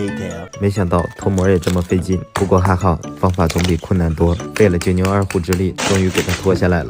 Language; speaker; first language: Chinese; native; Chinese